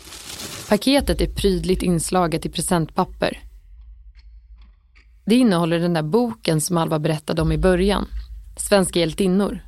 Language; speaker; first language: Swedish; native; Swedish